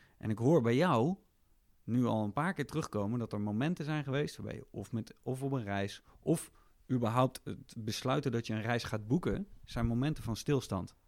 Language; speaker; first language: Dutch; native; Dutch